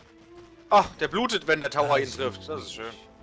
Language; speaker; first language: German; native; German